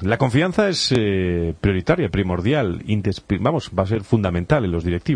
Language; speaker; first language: Spanish; native; Spanish